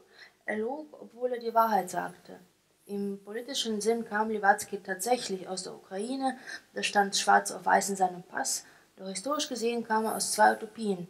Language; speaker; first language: German; non-native, fluent; Ukrainian